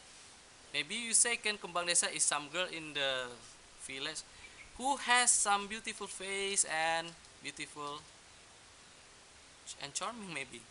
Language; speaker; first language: English; non-native, learner; Indonesian